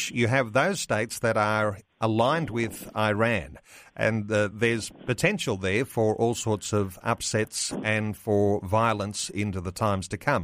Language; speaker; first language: English; native; English